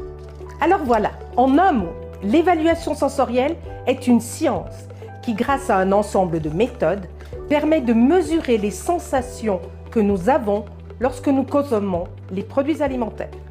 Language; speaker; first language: French; native; French